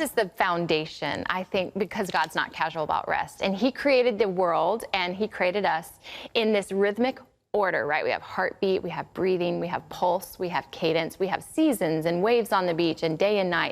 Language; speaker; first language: English; native; English